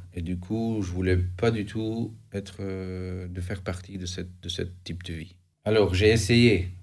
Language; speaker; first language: French; non-native, fluent; Albanian